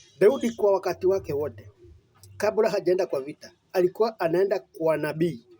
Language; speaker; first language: Swahili; non-native, local second language; Kikuyu